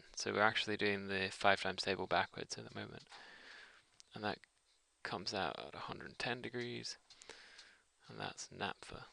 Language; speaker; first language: English; native; English